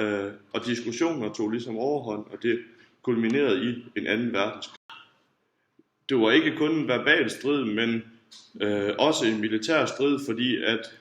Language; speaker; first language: Danish; native; Danish